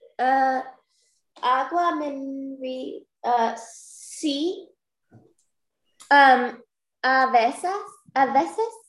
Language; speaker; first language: Spanish; non-native, learner; English